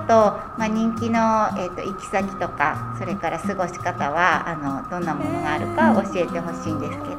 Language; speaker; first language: Japanese; native; Japanese